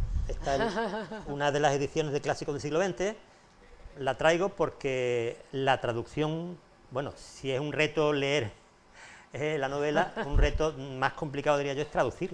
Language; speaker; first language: Spanish; native; Spanish